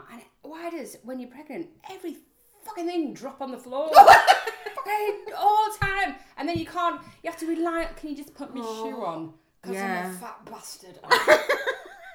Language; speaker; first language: English; native; English